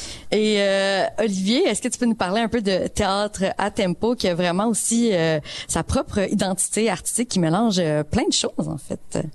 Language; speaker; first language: French; native; French